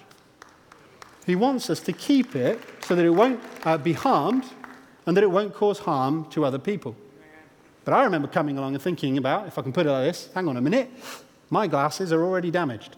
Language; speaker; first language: English; native; English